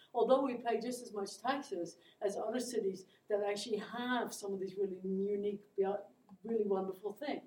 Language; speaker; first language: English; non-native, fluent; Dutch